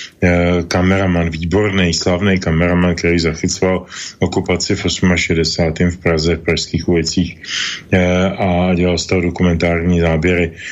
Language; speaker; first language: Czech; native; Czech